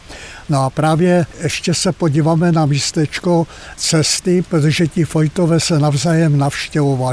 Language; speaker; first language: Czech; native; Czech